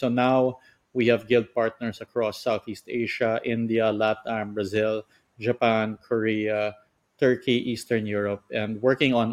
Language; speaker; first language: English; non-native, local second language; Filipino